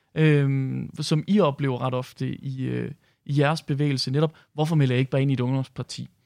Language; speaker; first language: Danish; native; Danish